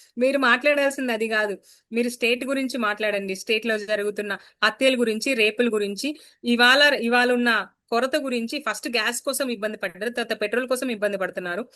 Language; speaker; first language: Telugu; native; Telugu